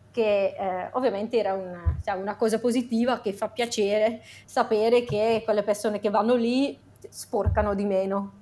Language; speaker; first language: Italian; non-native, fluent; Dutch